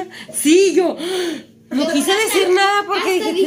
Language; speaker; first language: Spanish; native; Spanish